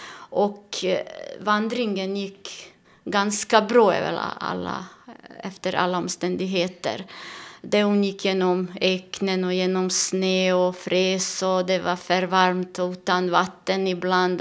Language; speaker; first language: Swedish; non-native, learner; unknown